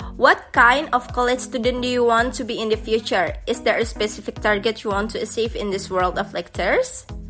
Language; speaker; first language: English; non-native, fluent; Indonesian